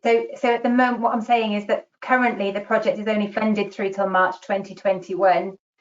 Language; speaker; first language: English; native; English